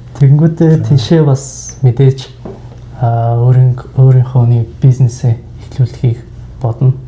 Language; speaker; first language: Mongolian; non-native, local second language; Kazakh